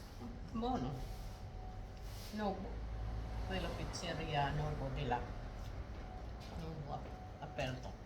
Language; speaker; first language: Italian; non-native, learner; Filipino